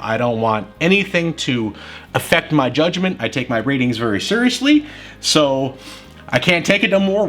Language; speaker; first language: English; native; English